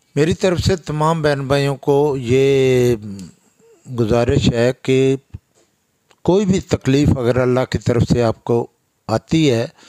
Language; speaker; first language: Urdu; non-native, local second language; Pahari-Potwari